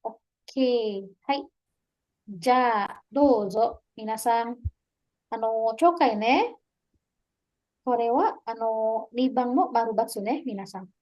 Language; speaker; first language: Japanese; non-native, fluent; Indonesian